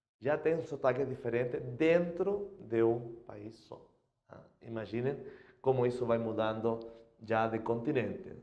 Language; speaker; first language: Portuguese; non-native, fluent; Spanish